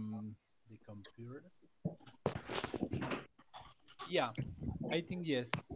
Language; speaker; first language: English; non-native, learner; Spanish